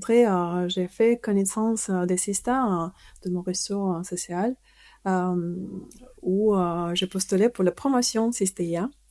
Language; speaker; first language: French; non-native, fluent; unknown